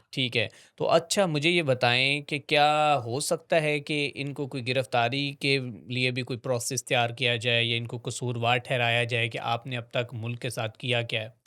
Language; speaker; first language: Urdu; native; Urdu